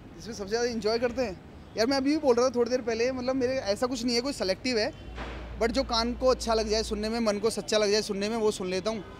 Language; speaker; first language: Hindi; native; Hindi